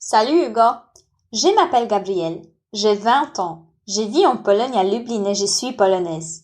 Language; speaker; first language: French; non-native, fluent; Polish